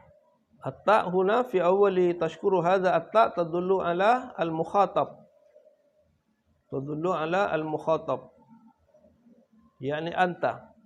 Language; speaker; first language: Arabic; non-native, fluent; Indonesian